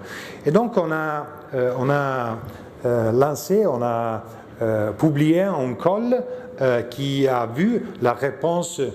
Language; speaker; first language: French; non-native, learner; Italian